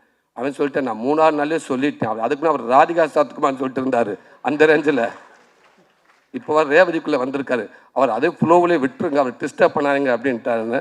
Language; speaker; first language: Tamil; native; Tamil